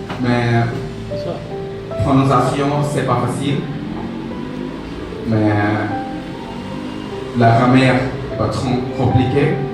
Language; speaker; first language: French; non-native, learner; Tamil